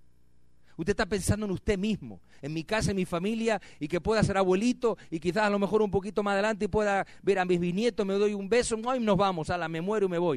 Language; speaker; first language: Spanish; native; Spanish